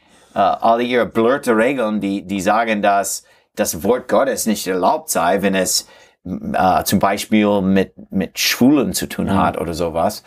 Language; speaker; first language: German; non-native, fluent; English